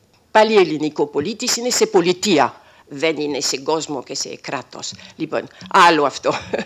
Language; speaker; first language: Greek; non-native, fluent; French